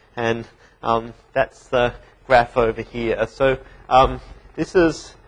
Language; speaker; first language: English; native; English